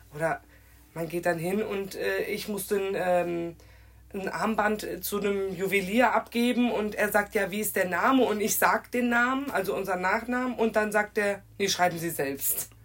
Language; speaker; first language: German; native; German